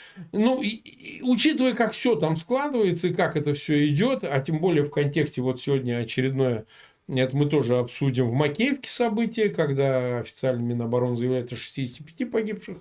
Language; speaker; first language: Russian; native; Russian